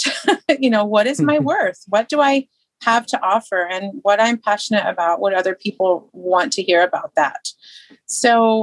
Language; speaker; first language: English; native; English